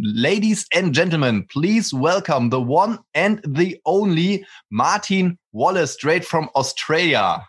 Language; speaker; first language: English; non-native, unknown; German